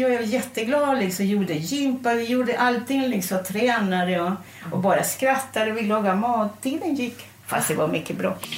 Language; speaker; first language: Swedish; non-native, fluent; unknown